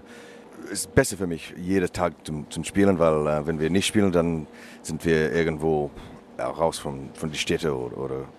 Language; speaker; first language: German; non-native, learner; English